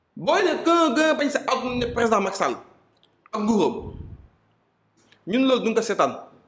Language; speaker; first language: Wolof; non-native, local second language; Jola-Fonyi